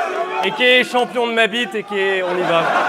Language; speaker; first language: French; native; French